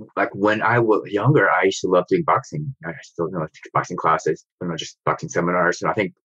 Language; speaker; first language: English; native; English